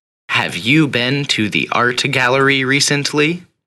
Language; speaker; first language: English; native; English